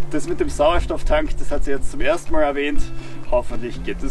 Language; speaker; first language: German; native; German